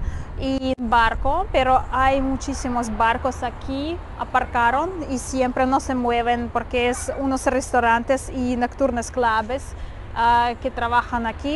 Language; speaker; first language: Spanish; non-native, learner; Russian